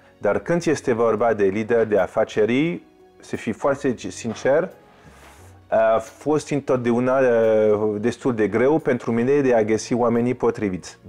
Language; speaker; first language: Romanian; non-native, fluent; French